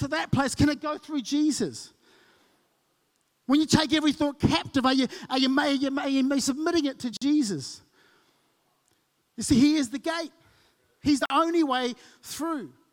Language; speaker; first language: English; native; English